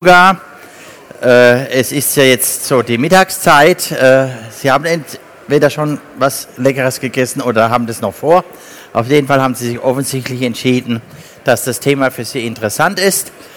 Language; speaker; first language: German; native; German